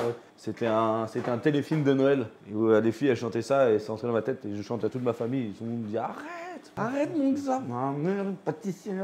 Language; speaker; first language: French; native; French